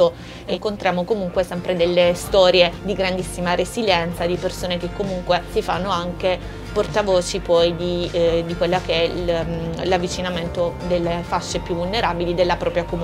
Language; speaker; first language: Italian; native; Italian